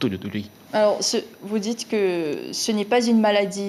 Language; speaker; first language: French; native; French